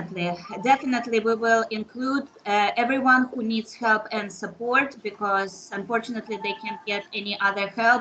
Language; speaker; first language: English; non-native, fluent; Russian